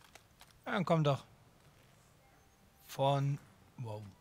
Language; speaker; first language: German; native; German